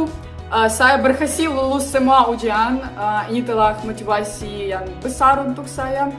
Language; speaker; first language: Indonesian; non-native, learner; Ukrainian